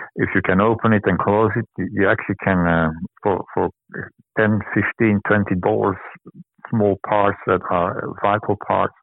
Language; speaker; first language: English; non-native, fluent; Dutch